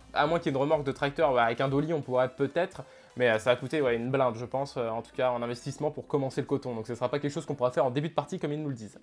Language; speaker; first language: French; native; French